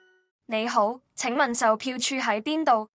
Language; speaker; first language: Cantonese; non-native, learner; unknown